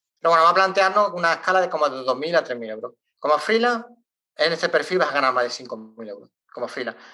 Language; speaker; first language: Spanish; native; Spanish